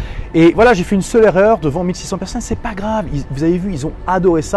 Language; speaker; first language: French; native; French